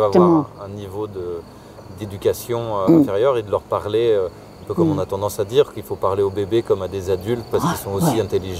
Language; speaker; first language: French; native; French